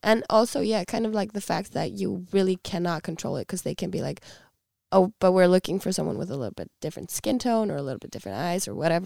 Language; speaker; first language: English; non-native, fluent; Icelandic